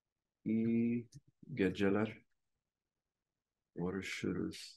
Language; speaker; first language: Turkish; non-native, learner; English